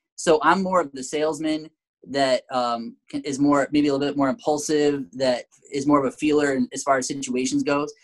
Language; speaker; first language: English; native; English